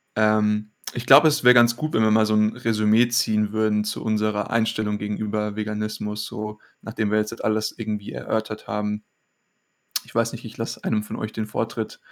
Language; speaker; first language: German; native; German